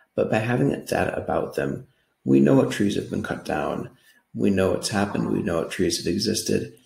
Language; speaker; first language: English; native; English